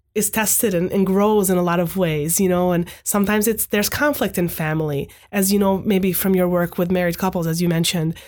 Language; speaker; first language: English; non-native, fluent; Hungarian